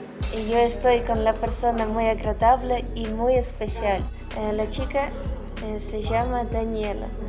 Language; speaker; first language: Spanish; non-native, learner; Ukrainian